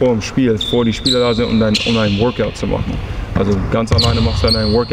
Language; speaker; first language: German; early bilingual, heritage; English